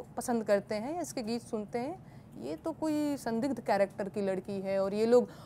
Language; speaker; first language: Hindi; native; Hindi